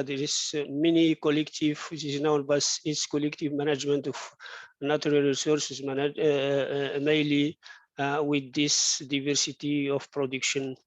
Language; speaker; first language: English; non-native, fluent; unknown